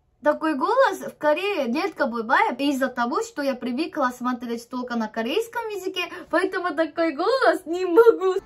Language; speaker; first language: Russian; non-native, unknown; Korean